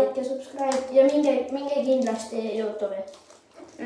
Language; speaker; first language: Estonian; early bilingual, heritage; Estonian